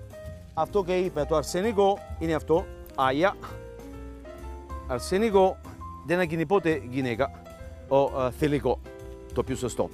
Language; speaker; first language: Greek; non-native, learner; Italian